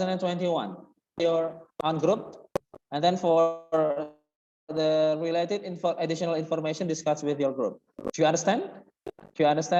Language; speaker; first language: English; non-native, fluent; Indonesian